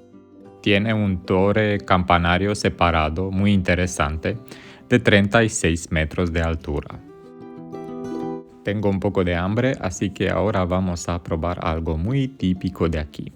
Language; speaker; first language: Spanish; non-native, fluent; Romanian